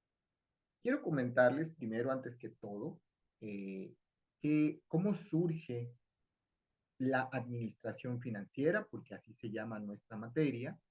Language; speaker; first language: Spanish; native; Spanish